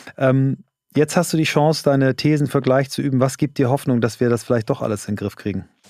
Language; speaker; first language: German; native; German